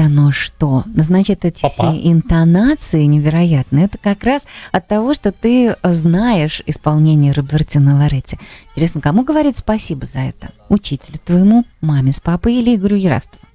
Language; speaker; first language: Russian; native; Russian